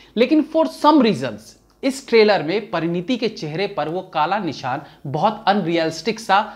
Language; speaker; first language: Hindi; native; Hindi